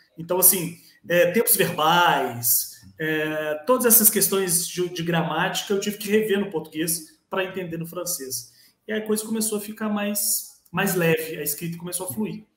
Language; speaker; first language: Portuguese; native; Portuguese